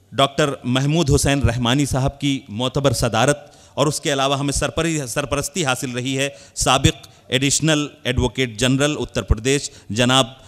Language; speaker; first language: Urdu; native; Urdu